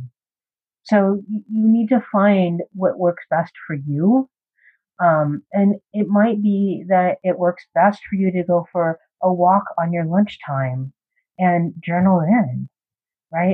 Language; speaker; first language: English; native; English